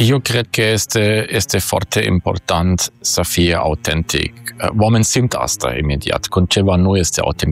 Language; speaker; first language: Romanian; non-native, fluent; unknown